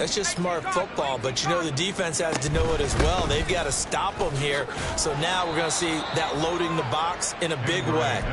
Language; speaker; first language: English; native; English